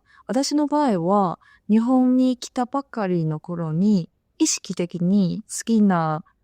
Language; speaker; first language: Japanese; non-native, fluent; Chinese